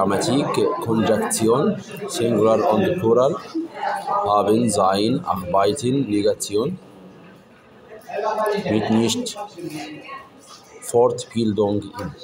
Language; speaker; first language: German; non-native, learner; Arabic